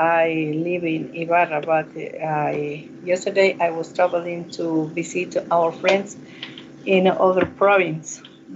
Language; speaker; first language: English; non-native, learner; Spanish